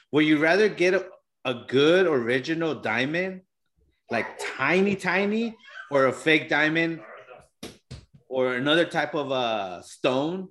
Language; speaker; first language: English; early bilingual, other home language; Spanish